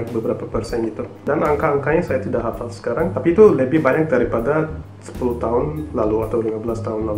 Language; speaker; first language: Indonesian; non-native, fluent; Turkish